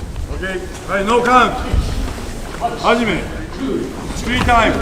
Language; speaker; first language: Japanese; native; Japanese